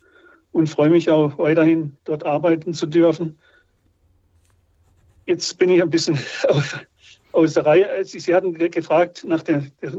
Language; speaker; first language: German; native; German